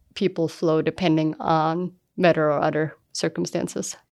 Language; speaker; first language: English; non-native, fluent; German